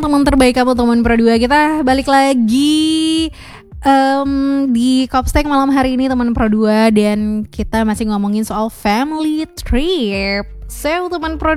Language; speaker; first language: Indonesian; native; Indonesian